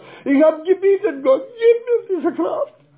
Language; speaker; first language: German; non-native, fluent; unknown